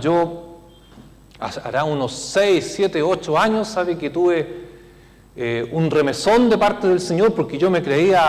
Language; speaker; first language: Spanish; native; Spanish